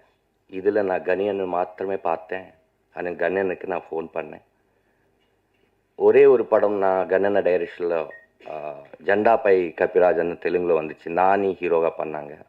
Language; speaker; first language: Tamil; non-native, learner; Telugu